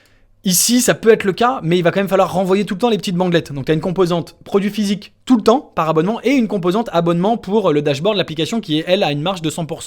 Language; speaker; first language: French; native; French